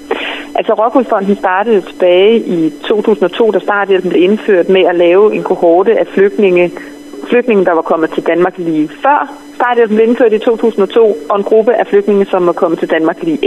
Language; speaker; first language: Danish; native; Danish